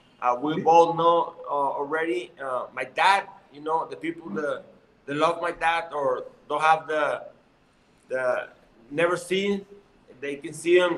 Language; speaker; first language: English; non-native, learner; Spanish